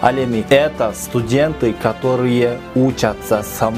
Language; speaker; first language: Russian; non-native, local second language; Kyrgyz